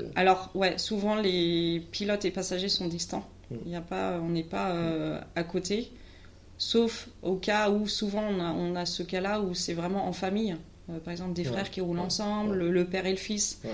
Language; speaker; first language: French; native; French